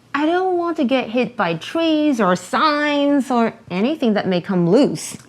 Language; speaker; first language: English; non-native, fluent; Chinese